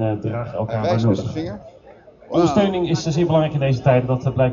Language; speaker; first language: Dutch; native; Dutch